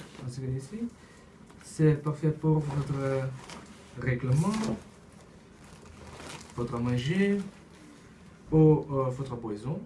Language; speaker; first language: French; non-native, learner; Dutch